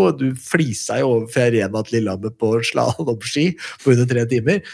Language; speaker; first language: Norwegian; native; Norwegian